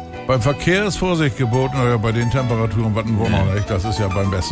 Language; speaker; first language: German; native; German